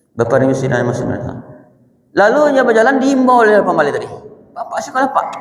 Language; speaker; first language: Malay; non-native, local second language; Minangkabau